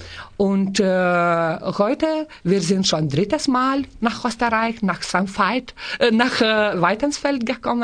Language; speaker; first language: German; non-native, learner; Lithuanian